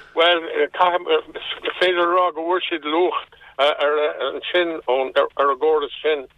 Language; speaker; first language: Irish; non-native, local second language; English